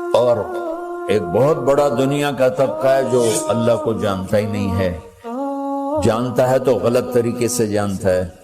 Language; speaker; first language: Urdu; non-native, local second language; Punjabi